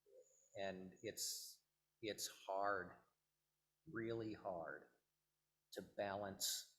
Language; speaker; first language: English; native; English